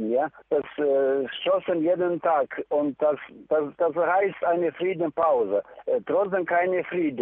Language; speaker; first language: German; non-native, fluent; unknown